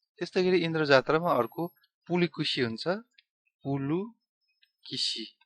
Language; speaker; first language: Nepali; non-native, local second language; Newari